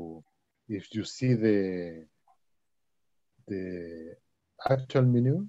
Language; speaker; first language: English; non-native, learner; Spanish